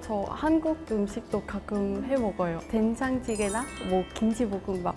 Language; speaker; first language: Korean; non-native, fluent; Vietnamese